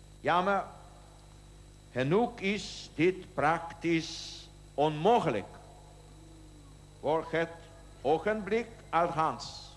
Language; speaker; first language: Dutch; non-native, learner; Polish